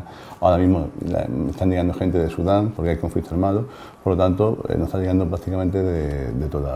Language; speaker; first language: Spanish; native; Spanish